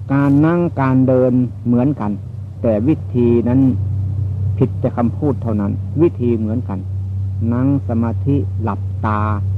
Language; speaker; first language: Thai; native; Thai